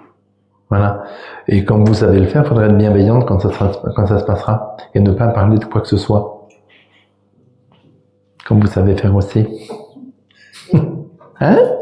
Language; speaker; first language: French; native; French